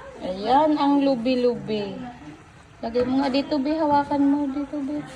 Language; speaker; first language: Filipino; non-native, local second language; Bikol